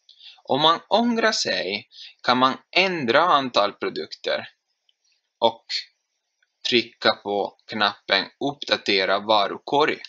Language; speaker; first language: Swedish; non-native, fluent; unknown